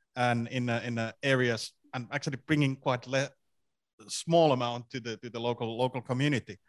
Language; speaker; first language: English; non-native, fluent; Finnish